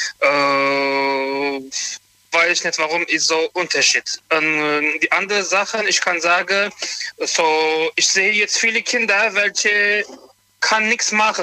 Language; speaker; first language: German; non-native, learner; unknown